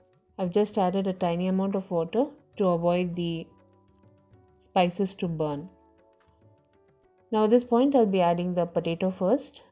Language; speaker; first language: English; non-native, local second language; Tamil